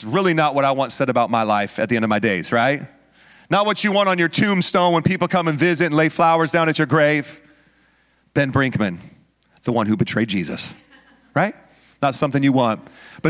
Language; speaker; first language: English; native; English